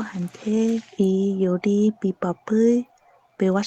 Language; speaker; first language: Korean; non-native, learner; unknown